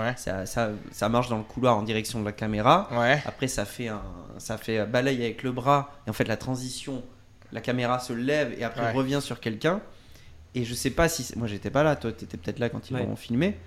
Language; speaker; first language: French; native; French